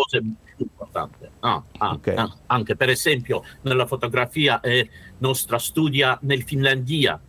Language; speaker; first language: Italian; non-native, learner; Russian